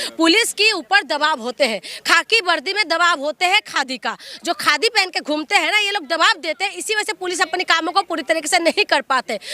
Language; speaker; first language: Hindi; non-native, local second language; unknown